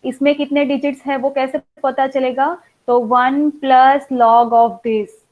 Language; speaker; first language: Hindi; non-native, local second language; Gujarati